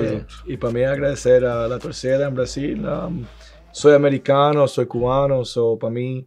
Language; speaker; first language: Portuguese; non-native, learner; Spanish